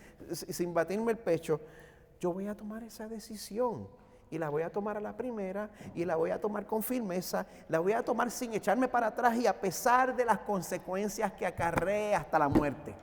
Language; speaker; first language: Spanish; native; Spanish